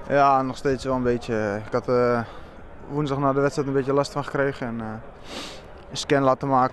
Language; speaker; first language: Dutch; native; Dutch